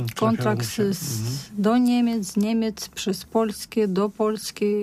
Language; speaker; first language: Polish; non-native, learner; Russian